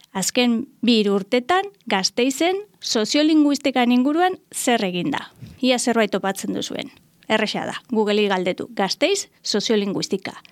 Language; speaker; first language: Basque; native; Basque